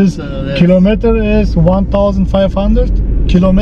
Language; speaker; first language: English; non-native, learner; Turkish